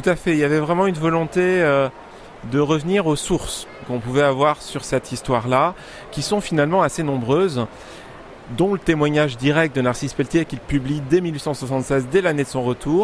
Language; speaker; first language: French; native; French